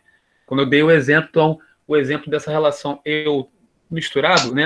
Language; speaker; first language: Portuguese; native; Portuguese